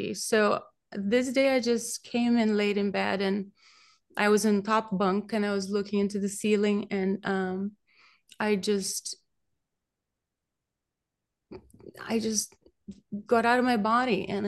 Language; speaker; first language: English; non-native, fluent; Portuguese